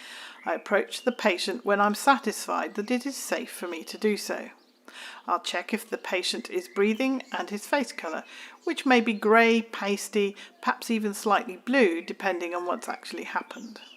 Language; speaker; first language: English; native; English